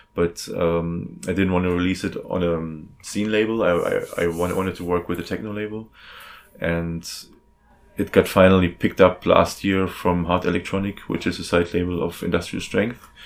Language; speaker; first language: English; non-native, fluent; German